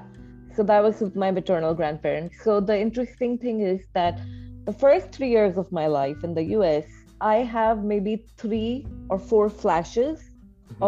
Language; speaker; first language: English; non-native, local second language; Hindi